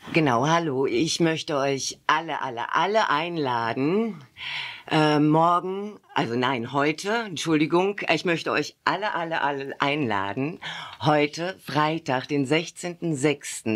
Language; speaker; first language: German; native; German